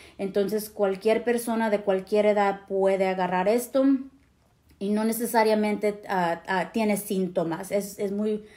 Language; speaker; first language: Spanish; early bilingual, heritage; Spanish